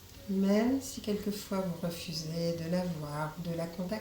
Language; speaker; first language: French; native; French